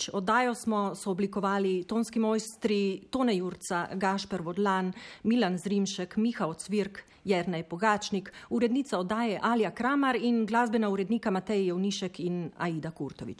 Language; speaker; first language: Slovenian; native; Slovenian